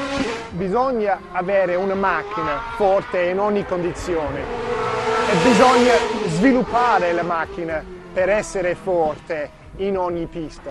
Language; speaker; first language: Italian; non-native, fluent; English